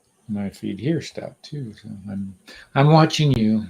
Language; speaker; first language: English; native; English